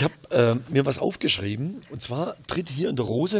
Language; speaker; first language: German; native; German